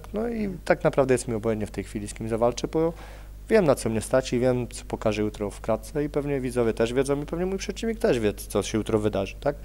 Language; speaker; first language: Polish; native; Polish